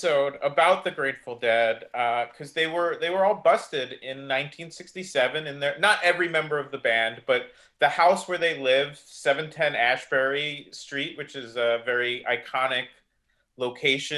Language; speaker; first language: English; native; English